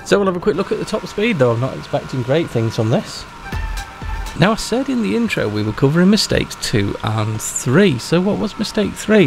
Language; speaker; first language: English; native; English